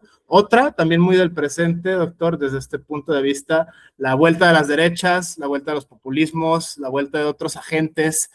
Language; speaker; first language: Spanish; native; Spanish